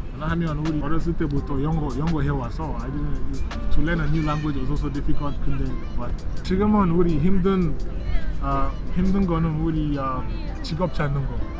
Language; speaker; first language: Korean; non-native, learner; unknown